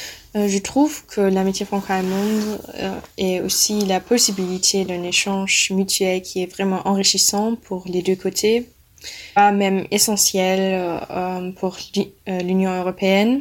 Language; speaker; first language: French; non-native, fluent; German